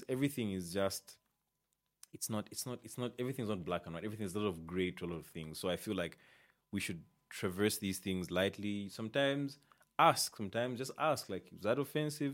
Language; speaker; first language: English; native; English